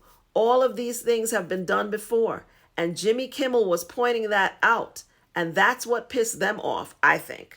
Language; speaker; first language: English; native; English